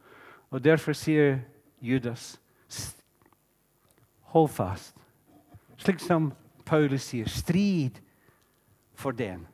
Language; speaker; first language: Norwegian; non-native, fluent; English